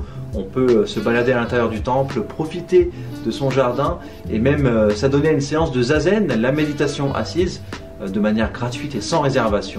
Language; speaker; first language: French; native; French